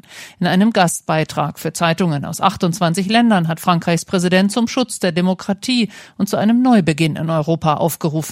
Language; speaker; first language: German; native; German